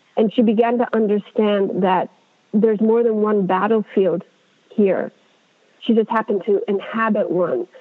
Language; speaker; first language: English; non-native, fluent; Amharic